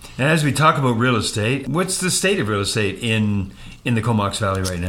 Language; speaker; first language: English; native; English